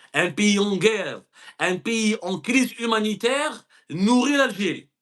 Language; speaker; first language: French; non-native, local second language; Arabic